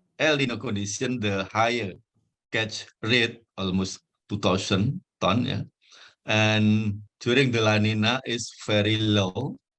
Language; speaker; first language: English; non-native, fluent; Indonesian